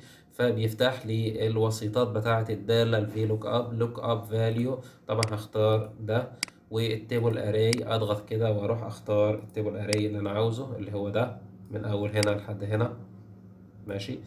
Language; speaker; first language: Arabic; native; Arabic